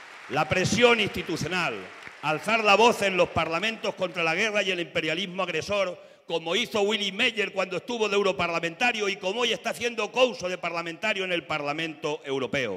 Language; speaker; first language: Spanish; native; Spanish